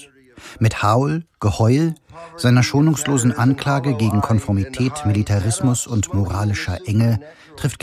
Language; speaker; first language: German; native; German